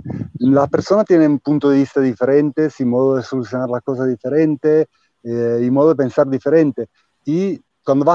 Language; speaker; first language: Spanish; non-native, fluent; Italian